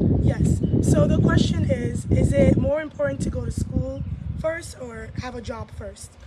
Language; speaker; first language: English; early bilingual, other home language; Lingala